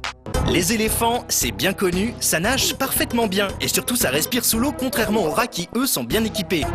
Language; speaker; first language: French; native; French